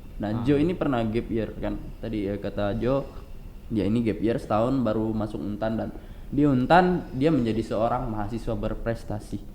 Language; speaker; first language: Indonesian; native; Indonesian